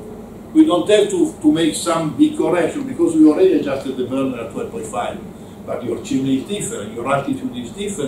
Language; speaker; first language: English; non-native, learner; Italian